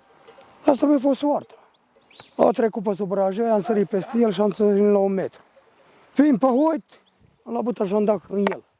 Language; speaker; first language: Romanian; native; Romanian